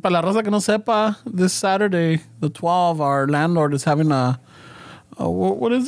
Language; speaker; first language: English; early bilingual, other home language; Spanish